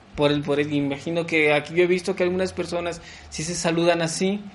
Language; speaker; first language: Spanish; early bilingual, heritage; French